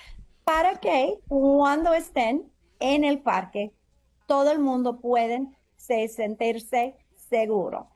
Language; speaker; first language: Spanish; non-native, fluent; English